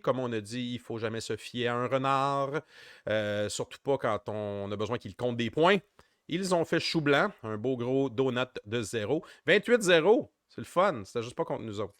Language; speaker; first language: French; native; French